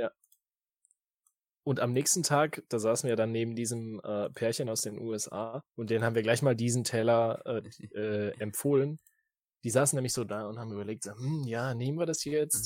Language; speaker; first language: German; native; German